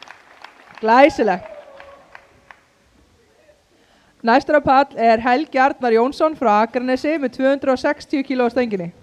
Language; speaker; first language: Icelandic; native; Icelandic